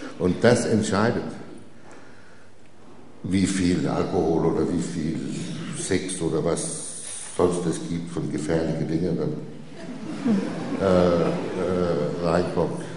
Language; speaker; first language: German; non-native, fluent; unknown